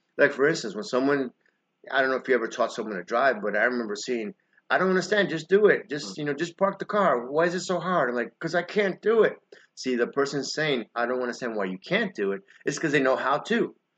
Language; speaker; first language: English; early bilingual, other home language; Spanish